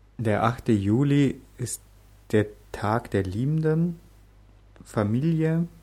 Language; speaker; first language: German; native; German